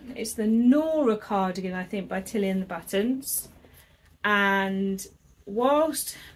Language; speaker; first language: English; native; English